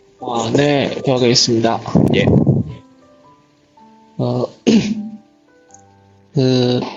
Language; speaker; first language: Korean; non-native, learner; Chinese